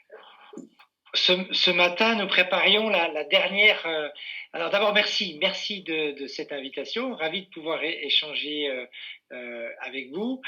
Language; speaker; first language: French; native; French